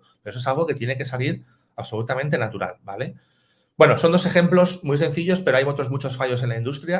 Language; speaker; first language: Spanish; native; Spanish